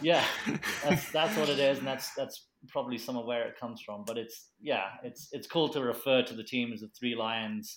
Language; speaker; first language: English; native; English